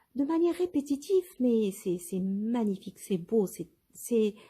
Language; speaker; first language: French; non-native, local second language; Arabic